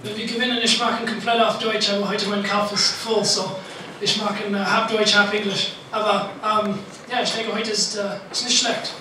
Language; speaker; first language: German; non-native, learner; English